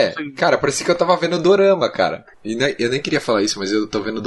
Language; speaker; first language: Portuguese; native; Portuguese